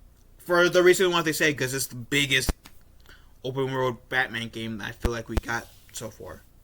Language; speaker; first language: English; native; English